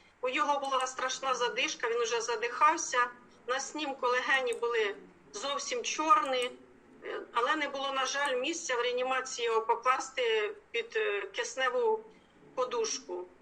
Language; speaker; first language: Ukrainian; native; Ukrainian